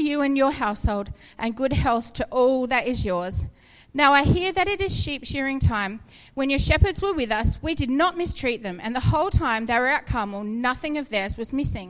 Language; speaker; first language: English; native; English